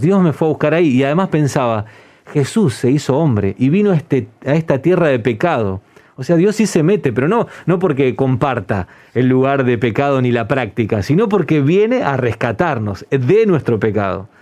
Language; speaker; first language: Spanish; native; Spanish